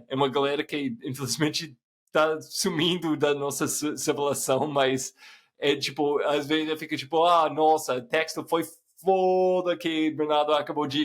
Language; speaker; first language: Portuguese; non-native, fluent; English